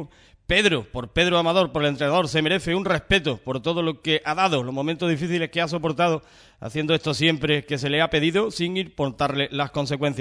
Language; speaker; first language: Spanish; native; Spanish